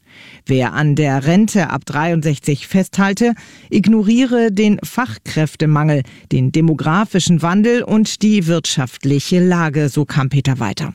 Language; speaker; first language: German; native; German